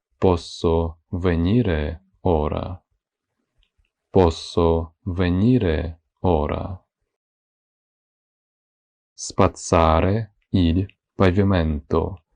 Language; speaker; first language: Italian; non-native, fluent; Ukrainian